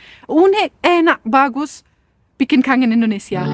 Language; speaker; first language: Indonesian; non-native, fluent; German